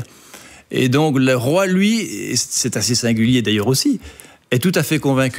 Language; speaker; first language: French; native; French